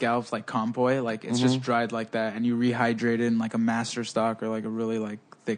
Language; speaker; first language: English; early bilingual, other home language; Spanish